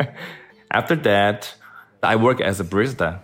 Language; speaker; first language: English; non-native, learner; Korean